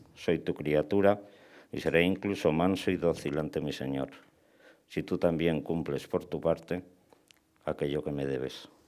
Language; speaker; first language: Spanish; native; Spanish